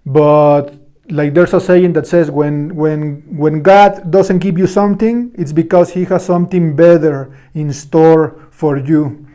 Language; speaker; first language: English; non-native, fluent; Spanish